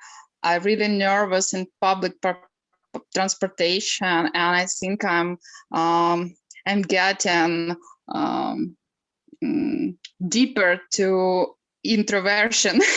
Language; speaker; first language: English; non-native, learner; Ukrainian